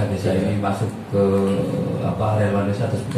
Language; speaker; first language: Indonesian; native; Indonesian